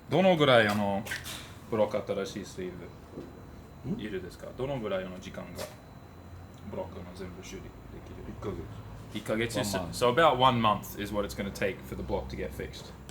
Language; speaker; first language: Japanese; non-native, learner; English